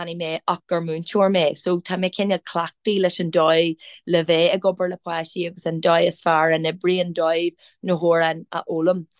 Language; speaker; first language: Irish; non-native, local second language; English